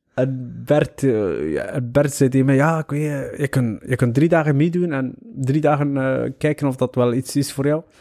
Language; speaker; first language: Dutch; early bilingual, other home language; Somali